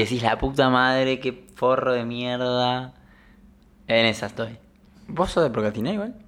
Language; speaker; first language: Spanish; native; Spanish